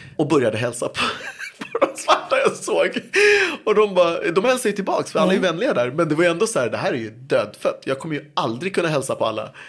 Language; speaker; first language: Swedish; early bilingual, other home language; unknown